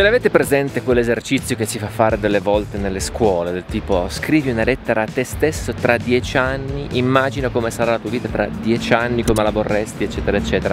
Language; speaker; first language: Italian; native; Italian